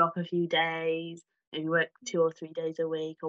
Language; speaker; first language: English; native; English